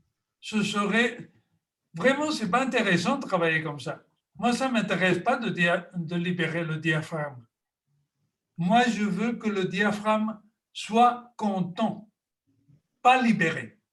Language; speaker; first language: French; non-native, fluent; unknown